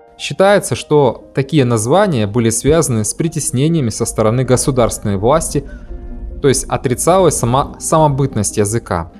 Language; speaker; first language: Russian; native; Russian